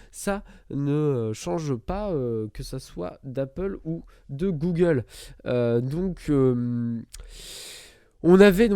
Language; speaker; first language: French; native; French